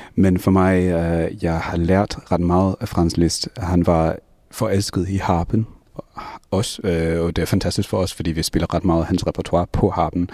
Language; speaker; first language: Danish; non-native, fluent; English